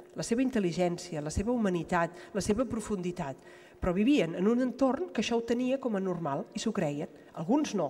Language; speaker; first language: Catalan; native; Catalan